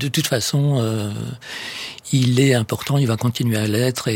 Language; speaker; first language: French; native; French